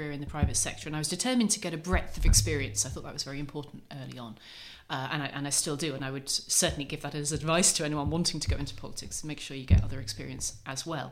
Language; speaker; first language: English; native; English